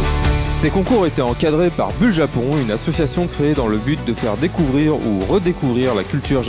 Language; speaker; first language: French; native; French